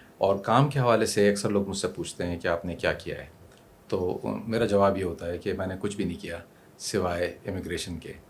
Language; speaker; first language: Urdu; native; Urdu